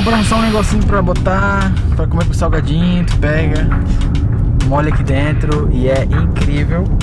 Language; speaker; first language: Portuguese; native; Portuguese